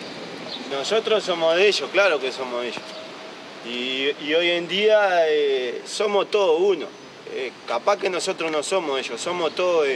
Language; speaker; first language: Spanish; native; Spanish